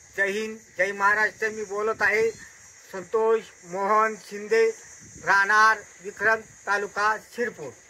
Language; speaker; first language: Marathi; non-native, local second language; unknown